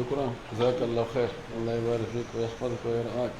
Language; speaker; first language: Arabic; non-native, fluent; Fula